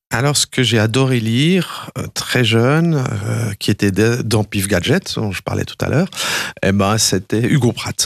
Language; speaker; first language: French; native; French